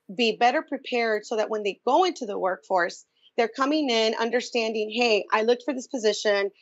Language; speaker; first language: English; native; English